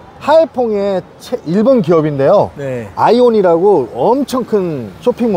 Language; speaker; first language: Korean; native; Korean